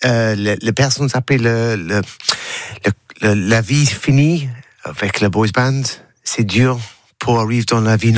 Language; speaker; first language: French; non-native, learner; English